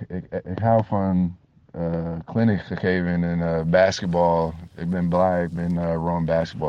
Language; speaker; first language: Dutch; non-native, learner; English